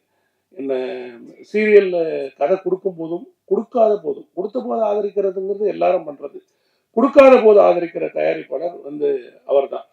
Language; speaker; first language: Tamil; native; Tamil